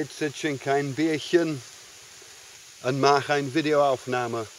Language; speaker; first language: German; non-native, fluent; English